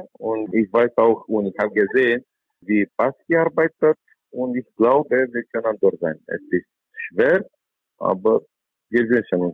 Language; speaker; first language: German; non-native, learner; Romanian